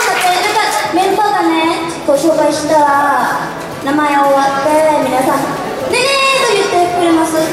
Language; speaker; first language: Japanese; native; Japanese